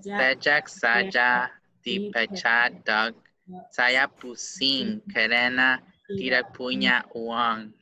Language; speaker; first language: Indonesian; non-native, learner; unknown